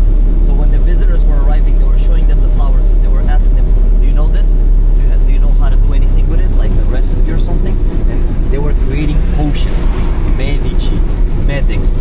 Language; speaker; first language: English; non-native, local second language; Italian